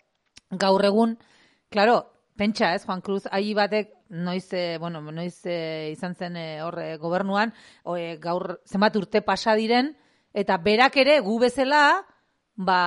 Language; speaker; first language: Basque; native; Basque